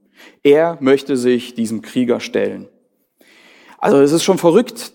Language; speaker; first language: German; native; German